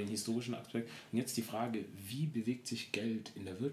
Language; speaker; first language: German; native; German